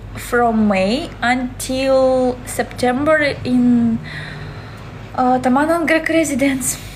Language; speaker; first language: English; non-native, learner; Russian